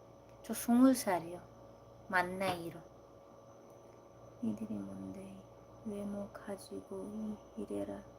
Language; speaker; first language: Korean; non-native, learner; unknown